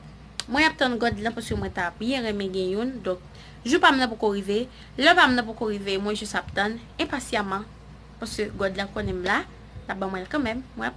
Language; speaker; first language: French; non-native, learner; Haitian Creole